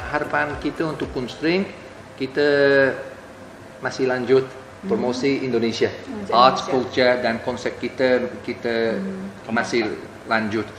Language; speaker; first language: Indonesian; non-native, learner; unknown